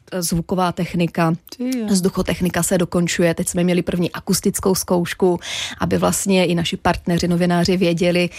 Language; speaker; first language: Czech; non-native, local second language; Polish